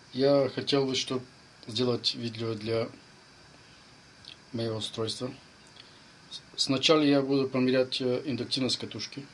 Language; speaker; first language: Russian; non-native, learner; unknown